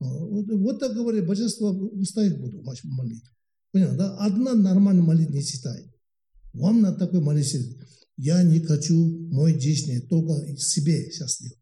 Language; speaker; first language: Russian; non-native, learner; Tibetan